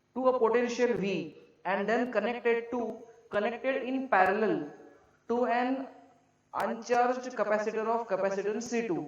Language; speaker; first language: English; non-native, local second language; Marathi